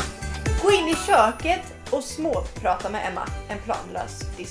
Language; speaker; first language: Swedish; native; Swedish